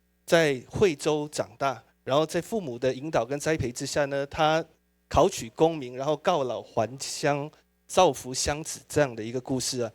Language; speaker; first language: Chinese; native; Chinese